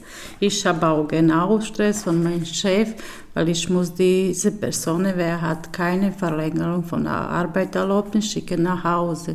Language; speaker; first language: German; non-native, learner; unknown